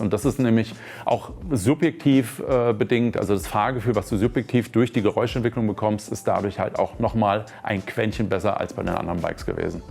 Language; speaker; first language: German; native; German